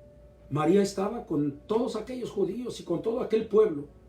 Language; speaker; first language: Spanish; native; Spanish